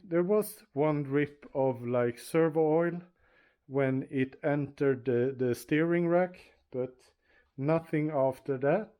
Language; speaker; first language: English; non-native, fluent; Swedish